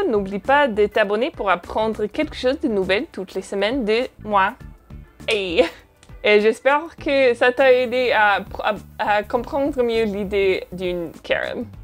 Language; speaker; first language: French; non-native, fluent; English